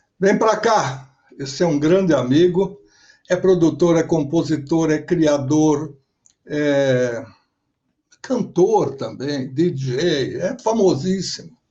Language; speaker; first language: Portuguese; native; Portuguese